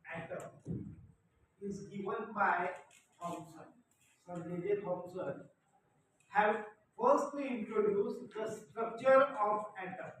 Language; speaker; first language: English; non-native, local second language; Marathi